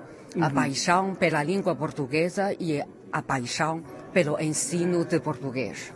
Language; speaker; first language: Portuguese; non-native, fluent; Chinese